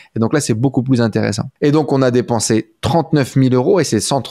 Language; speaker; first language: French; native; French